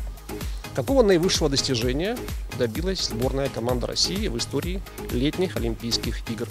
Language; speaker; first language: Russian; native; Russian